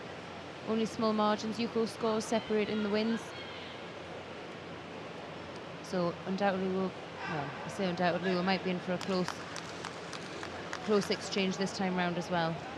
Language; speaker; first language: English; native; English